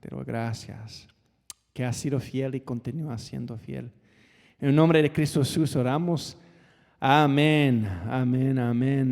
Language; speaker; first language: Spanish; non-native, fluent; English